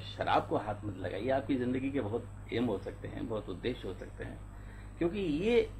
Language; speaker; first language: Hindi; native; Hindi